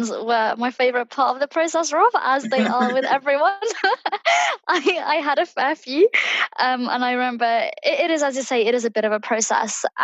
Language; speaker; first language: English; early bilingual, other home language; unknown